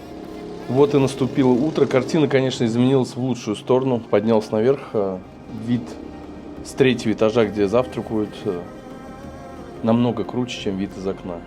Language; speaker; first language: Russian; native; Russian